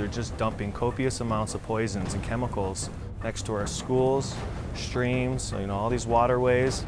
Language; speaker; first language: English; non-native, fluent; Spanish